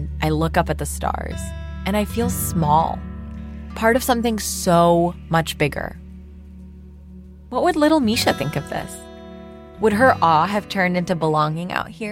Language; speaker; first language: English; non-native, local second language; Urdu